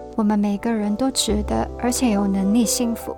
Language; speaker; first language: Chinese; non-native, local second language; Cantonese